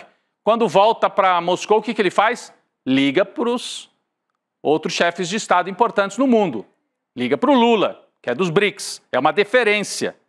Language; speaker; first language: Portuguese; native; Portuguese